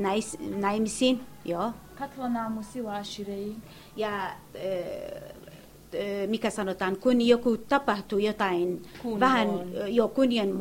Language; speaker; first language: Finnish; non-native, learner; Kurdish